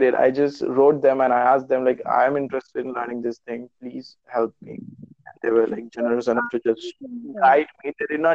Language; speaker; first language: English; non-native, local second language; Urdu